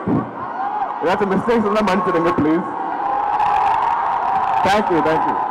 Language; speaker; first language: Tamil; non-native, local second language; Malayalam